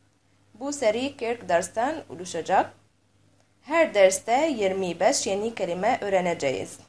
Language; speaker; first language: Turkish; non-native, fluent; Arabic